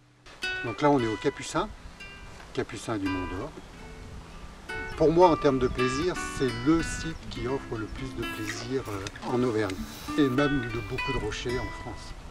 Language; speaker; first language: French; native; French